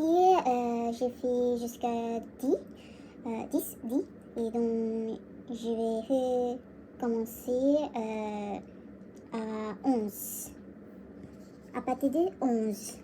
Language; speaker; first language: French; non-native, learner; Korean